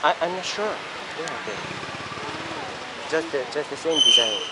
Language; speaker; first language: English; non-native, learner; Korean